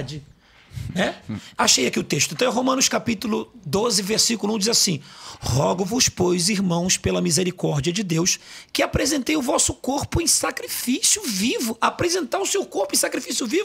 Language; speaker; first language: Portuguese; native; Portuguese